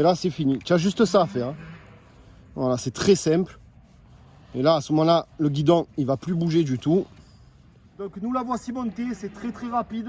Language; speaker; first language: French; native; French